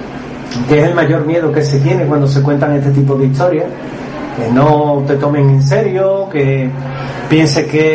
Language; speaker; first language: Spanish; native; Spanish